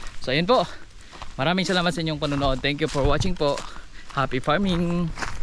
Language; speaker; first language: Filipino; native; Filipino